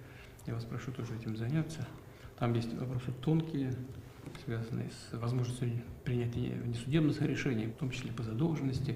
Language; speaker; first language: Russian; native; Russian